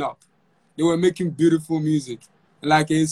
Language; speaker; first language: English; non-native, local second language; Akan